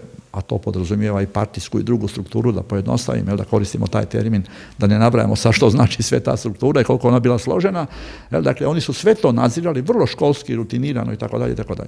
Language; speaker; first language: Croatian; native; Croatian